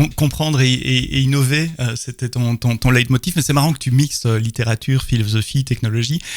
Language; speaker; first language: French; native; French